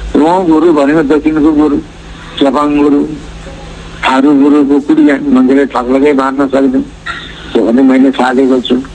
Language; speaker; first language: Nepali; non-native, local second language; Gurung